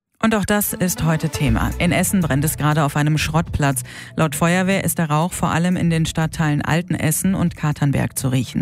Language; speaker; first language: German; native; German